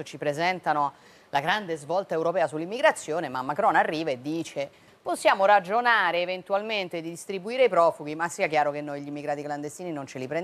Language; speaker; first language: Italian; native; Italian